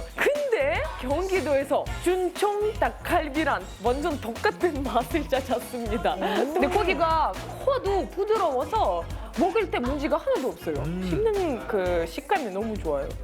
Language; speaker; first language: Korean; non-native, fluent; Russian